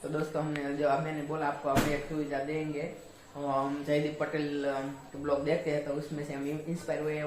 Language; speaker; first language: Hindi; non-native, local second language; Gujarati